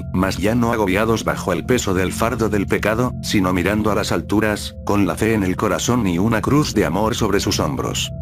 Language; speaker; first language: Spanish; native; Spanish